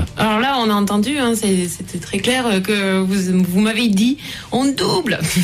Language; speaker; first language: French; native; French